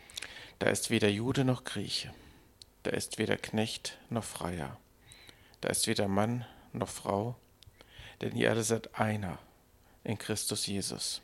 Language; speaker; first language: German; native; German